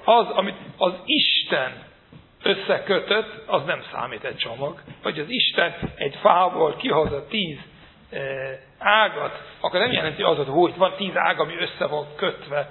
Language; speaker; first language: Hungarian; non-native, fluent; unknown